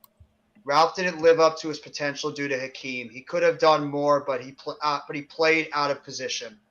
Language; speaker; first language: English; native; English